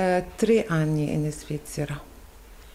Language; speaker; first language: Italian; non-native, learner; Arabic